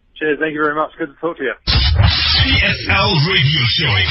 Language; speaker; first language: English; native; English